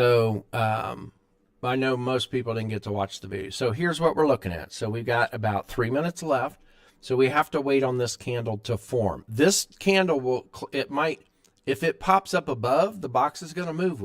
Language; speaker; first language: English; native; English